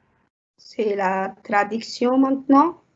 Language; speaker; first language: French; non-native, fluent; Arabic